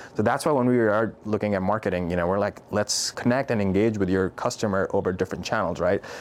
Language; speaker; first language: English; non-native, local second language; Urdu